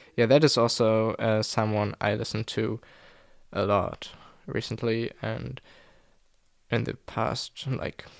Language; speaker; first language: English; non-native, fluent; German